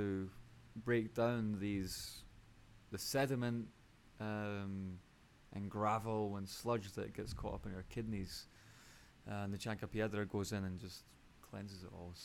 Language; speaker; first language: English; native; English